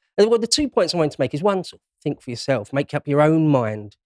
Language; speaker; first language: English; native; English